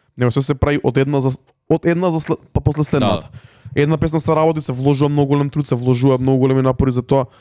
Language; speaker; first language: Macedonian; native; Macedonian